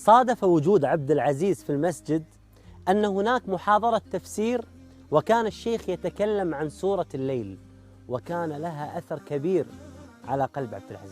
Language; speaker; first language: Arabic; native; Arabic